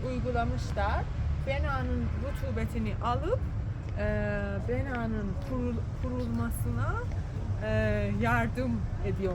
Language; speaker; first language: Turkish; non-native, learner; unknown